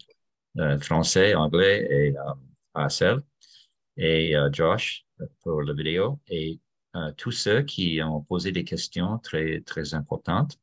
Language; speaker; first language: French; non-native, fluent; English